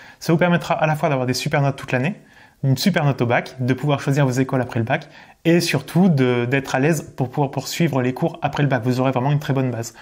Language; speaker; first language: French; native; French